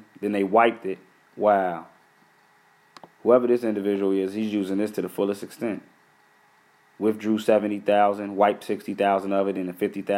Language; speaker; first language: English; native; English